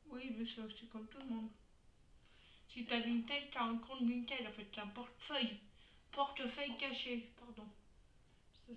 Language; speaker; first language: French; native; French